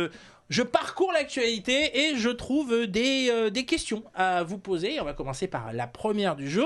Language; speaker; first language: French; native; French